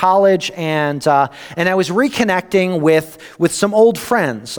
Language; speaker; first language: English; native; English